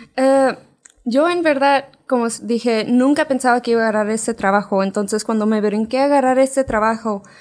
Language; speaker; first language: Spanish; early bilingual, heritage; Spanish